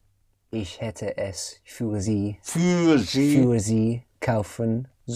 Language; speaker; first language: German; non-native, learner; English